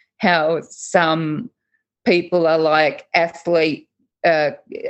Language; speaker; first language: English; native; English